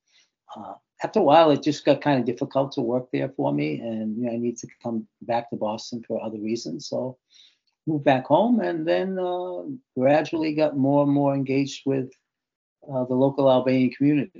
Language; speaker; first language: English; native; English